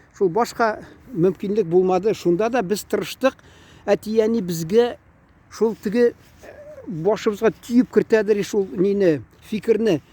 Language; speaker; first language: Tatar; native; Tatar